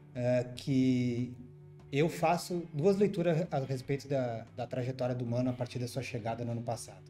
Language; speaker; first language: Portuguese; native; Portuguese